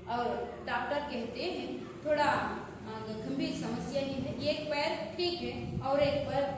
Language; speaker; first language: Hindi; non-native, local second language; Kannada